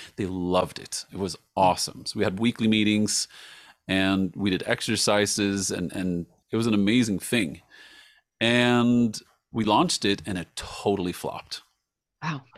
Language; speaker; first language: English; non-native, fluent; Swedish